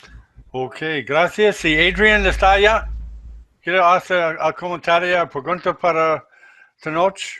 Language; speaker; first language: Spanish; non-native, learner; English